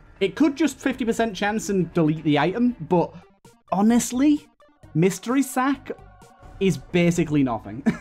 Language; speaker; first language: English; native; English